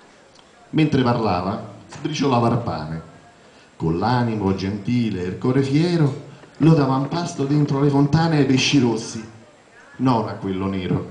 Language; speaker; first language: Italian; native; Italian